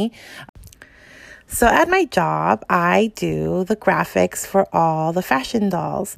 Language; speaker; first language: English; native; English